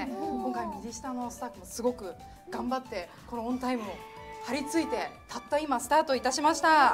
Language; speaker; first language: Japanese; native; Japanese